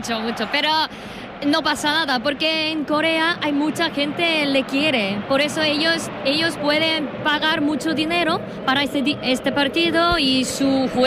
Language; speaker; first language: Spanish; non-native, learner; Korean